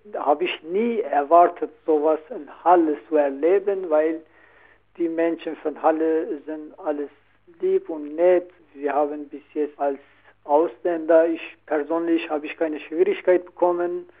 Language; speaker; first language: German; non-native, learner; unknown